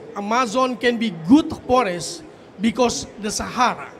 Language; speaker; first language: English; non-native, fluent; Indonesian